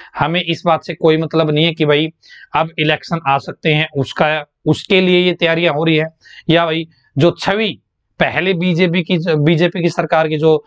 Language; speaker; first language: Hindi; native; Hindi